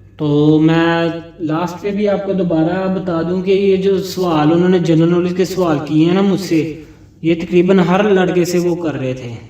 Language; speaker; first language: Urdu; non-native, local second language; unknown